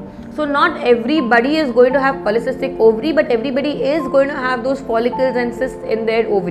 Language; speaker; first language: English; non-native, local second language; Hindi